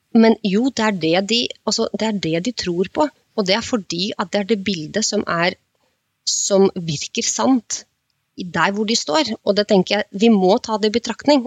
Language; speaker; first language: Norwegian; non-native, fluent; Russian